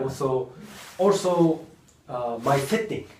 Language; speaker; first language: English; non-native, learner; Japanese